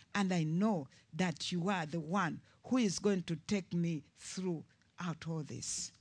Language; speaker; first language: English; non-native, local second language; Ganda